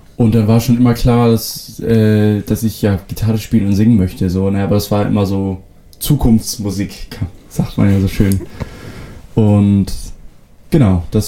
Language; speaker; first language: German; non-native, local second language; Western Frisian